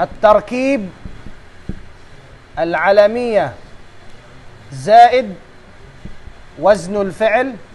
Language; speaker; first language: Arabic; non-native, fluent; Tausug